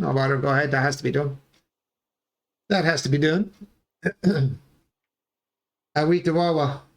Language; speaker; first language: English; native; English